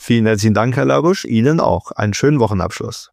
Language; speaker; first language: German; native; German